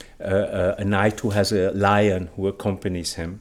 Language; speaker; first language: English; native; English